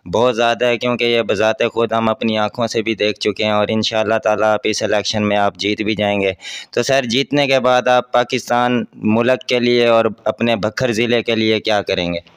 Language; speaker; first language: Urdu; non-native, local second language; Saraiki